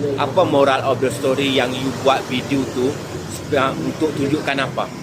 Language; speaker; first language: Malay; native; Malay